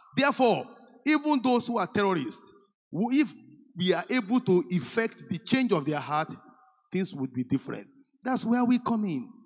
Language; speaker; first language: English; non-native, local second language; Yoruba